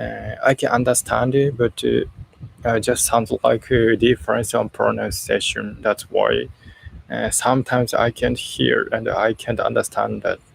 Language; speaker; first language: English; non-native, learner; Japanese